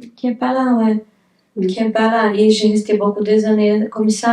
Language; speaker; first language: French; non-native, learner; Portuguese